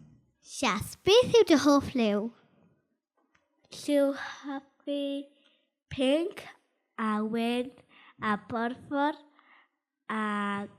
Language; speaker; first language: Welsh; non-native, learner; Spanish